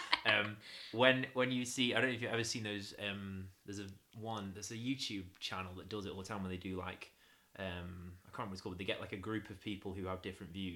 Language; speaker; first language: English; native; English